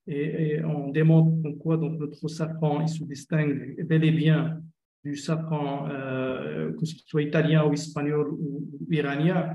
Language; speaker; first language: French; non-native, local second language; Arabic